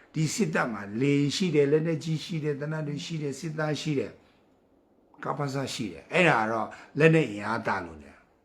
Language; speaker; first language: Burmese; non-native, local second language; Kachin